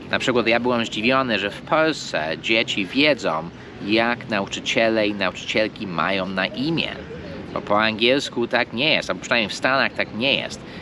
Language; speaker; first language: Polish; non-native, fluent; English